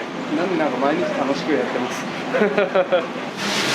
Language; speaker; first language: Japanese; native; Japanese